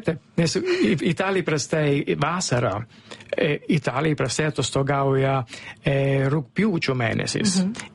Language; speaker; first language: Lithuanian; non-native, learner; Italian